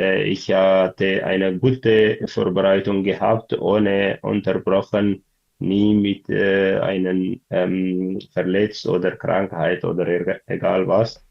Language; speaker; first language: German; non-native, learner; Tigrinya